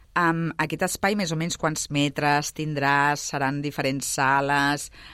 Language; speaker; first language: Catalan; native; Catalan